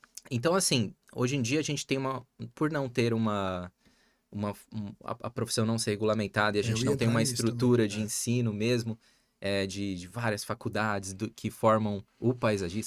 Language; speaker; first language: Portuguese; native; Portuguese